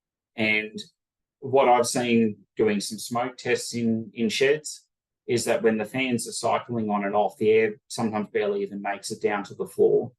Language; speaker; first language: English; native; English